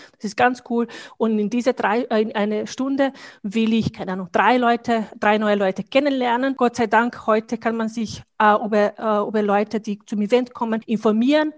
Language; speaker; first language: German; non-native, fluent; Bosnian